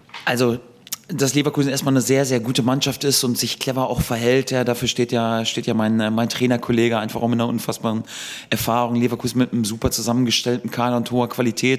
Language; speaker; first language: German; native; German